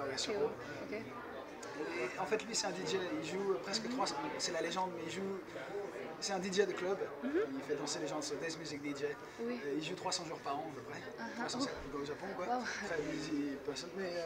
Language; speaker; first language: French; native; French